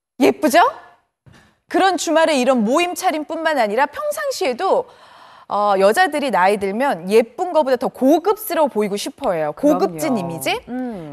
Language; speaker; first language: Korean; native; Korean